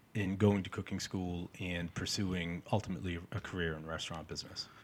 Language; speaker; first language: English; native; English